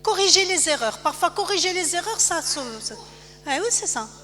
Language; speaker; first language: French; non-native, local second language; Arabic